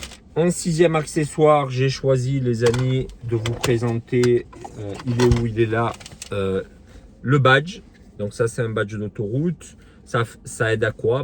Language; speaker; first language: French; native; French